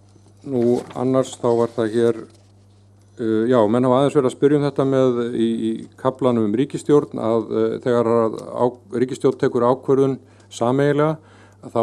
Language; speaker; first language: Icelandic; native; Icelandic